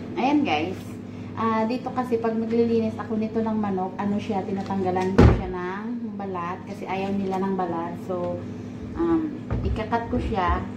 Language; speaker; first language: Filipino; non-native, local second language; Hiligaynon